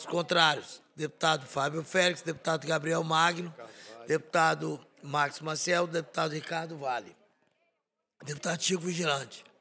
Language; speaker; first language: Portuguese; native; Portuguese